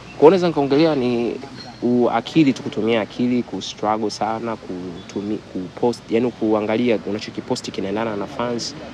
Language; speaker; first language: Swahili; native; Swahili